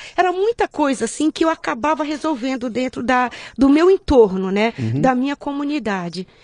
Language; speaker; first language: Portuguese; native; Portuguese